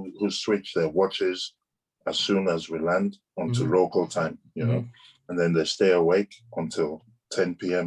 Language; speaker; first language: English; non-native, local second language; Yoruba